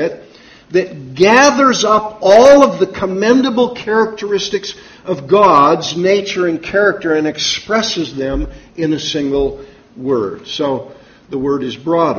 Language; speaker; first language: English; native; English